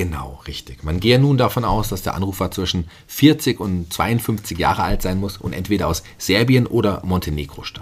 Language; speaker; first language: German; native; German